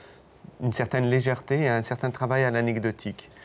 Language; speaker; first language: French; non-native, local second language; Arabic